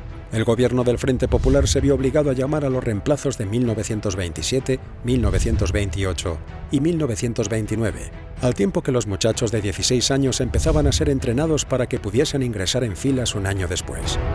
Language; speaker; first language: Spanish; native; Spanish